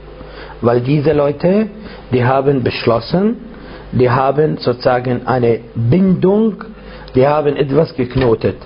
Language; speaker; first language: German; non-native, fluent; Arabic